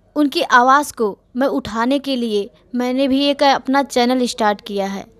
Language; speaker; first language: Hindi; native; Hindi